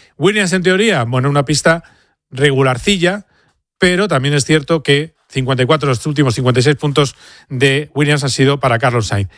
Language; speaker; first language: Spanish; native; Spanish